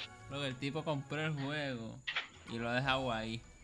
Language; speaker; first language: Spanish; native; Spanish